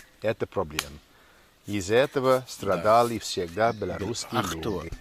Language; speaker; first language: Russian; non-native, learner; English